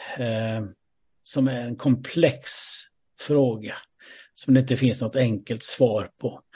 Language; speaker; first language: Swedish; native; Swedish